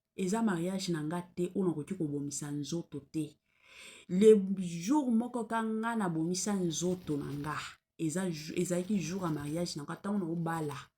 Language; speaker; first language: Lingala; non-native, local second language; Swahili